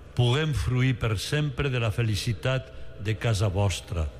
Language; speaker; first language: Catalan; native; Catalan